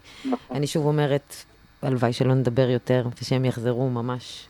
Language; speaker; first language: Hebrew; native; Hebrew